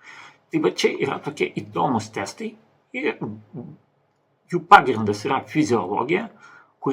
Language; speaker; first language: Lithuanian; non-native, local second language; Russian